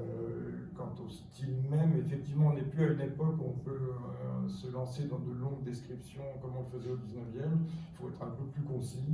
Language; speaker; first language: French; native; French